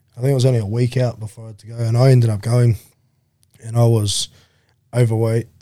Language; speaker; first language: English; native; English